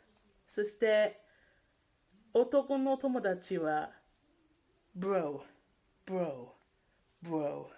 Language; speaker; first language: Japanese; non-native, learner; English